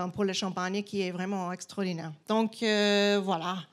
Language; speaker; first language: French; non-native, fluent; English